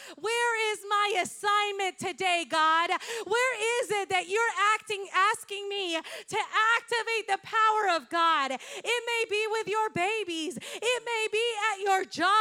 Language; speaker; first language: English; non-native, fluent; Spanish